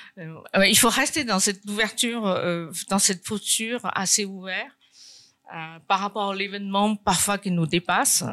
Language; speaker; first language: French; non-native, fluent; Chinese